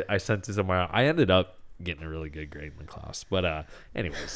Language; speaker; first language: English; native; English